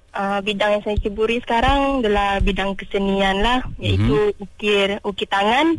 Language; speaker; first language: Malay; non-native, local second language; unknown